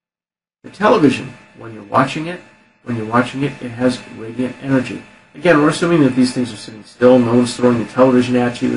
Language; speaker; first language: English; native; English